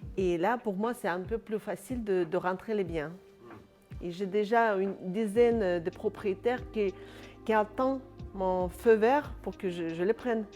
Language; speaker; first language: French; non-native, fluent; Russian